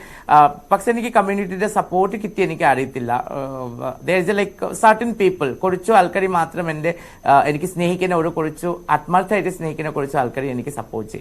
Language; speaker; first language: Malayalam; non-native, local second language; Assamese